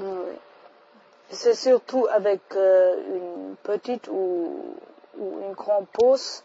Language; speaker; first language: French; non-native, fluent; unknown